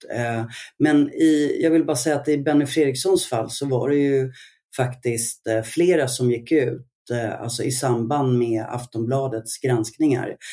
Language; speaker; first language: Swedish; early bilingual, other home language; Arabic